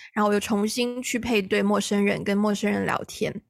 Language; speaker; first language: Chinese; native; Chinese